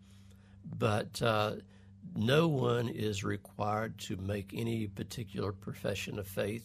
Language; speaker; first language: English; native; English